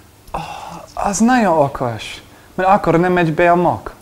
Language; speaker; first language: Hungarian; non-native, learner; English